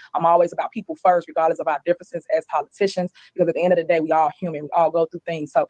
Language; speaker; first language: English; native; English